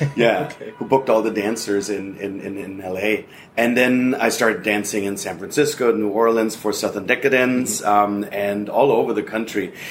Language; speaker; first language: English; non-native, fluent; German